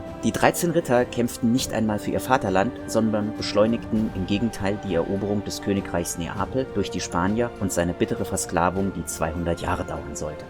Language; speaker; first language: German; native; German